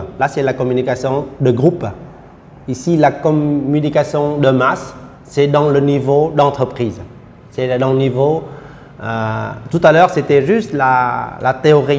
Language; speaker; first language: French; non-native, fluent; Vietnamese